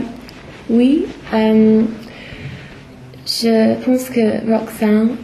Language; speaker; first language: French; non-native, learner; English